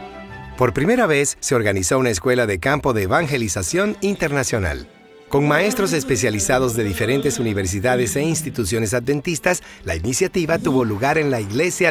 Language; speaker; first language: Spanish; native; Spanish